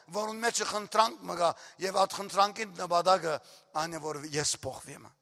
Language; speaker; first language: Armenian; early bilingual, heritage; Armenian